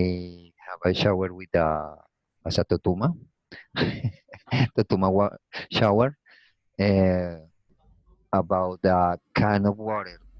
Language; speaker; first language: English; non-native, learner; Spanish